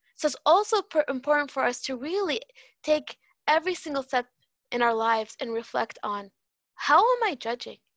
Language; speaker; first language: English; native; English